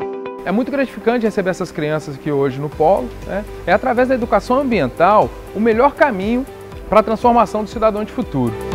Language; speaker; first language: Portuguese; native; Portuguese